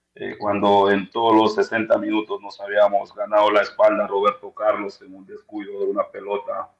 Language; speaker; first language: Spanish; native; Spanish